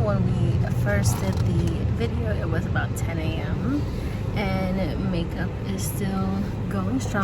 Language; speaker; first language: English; native; English